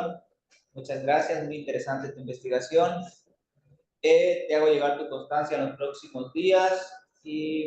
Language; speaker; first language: Spanish; native; Spanish